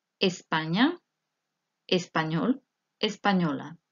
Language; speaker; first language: Spanish; non-native, fluent; Croatian